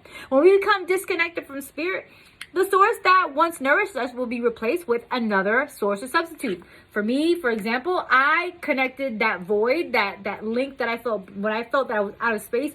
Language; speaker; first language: English; native; English